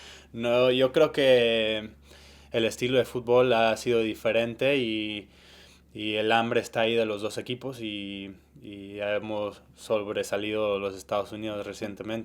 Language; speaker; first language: Spanish; early bilingual, heritage; Spanish